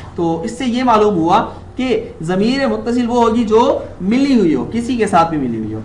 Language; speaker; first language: Urdu; native; Urdu